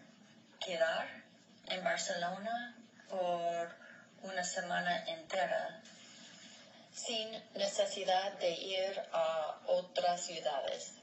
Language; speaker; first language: Spanish; non-native, learner; English